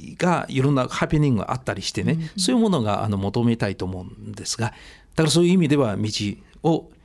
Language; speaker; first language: Japanese; non-native, fluent; Chinese